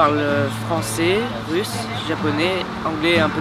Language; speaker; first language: French; early bilingual, other home language; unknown